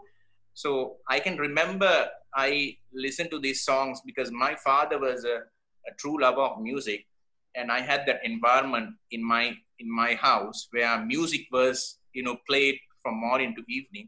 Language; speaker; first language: English; non-native, local second language; Sinhala